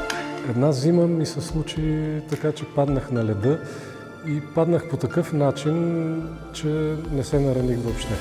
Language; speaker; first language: Bulgarian; native; Bulgarian